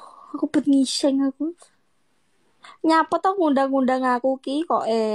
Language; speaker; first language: Vietnamese; non-native, learner; Indonesian